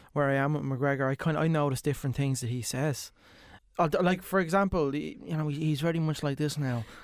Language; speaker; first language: English; native; English